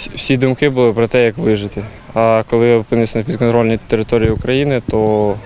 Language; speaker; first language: Ukrainian; native; Ukrainian